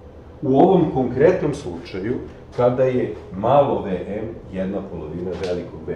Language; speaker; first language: Serbian; native; Serbian